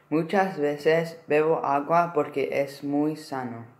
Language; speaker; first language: Spanish; non-native, learner; English